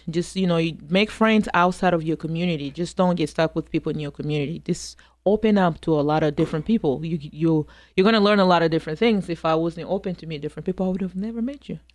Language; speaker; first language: English; non-native, fluent; French